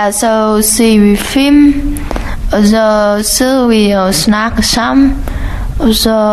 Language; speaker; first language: Danish; non-native, fluent; Vietnamese